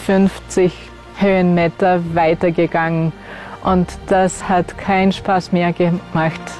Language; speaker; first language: German; non-native, fluent; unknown